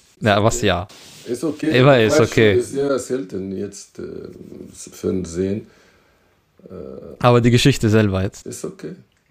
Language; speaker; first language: German; early bilingual, other home language; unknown